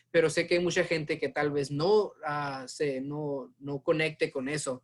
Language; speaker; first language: Spanish; early bilingual, heritage; Spanish